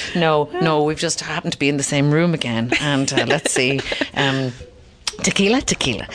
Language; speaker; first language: English; native; English